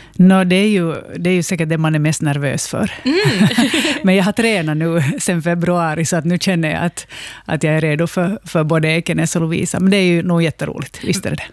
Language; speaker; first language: Swedish; native; Swedish